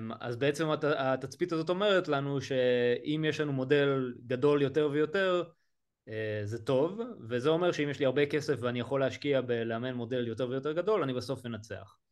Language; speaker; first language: Hebrew; native; Hebrew